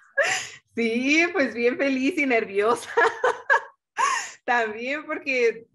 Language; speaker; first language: Spanish; native; Spanish